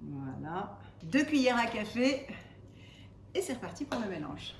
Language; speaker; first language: French; native; French